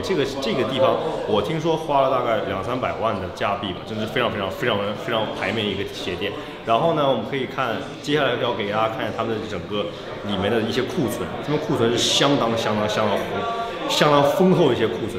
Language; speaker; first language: Chinese; native; Chinese